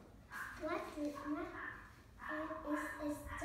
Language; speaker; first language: English; non-native, learner; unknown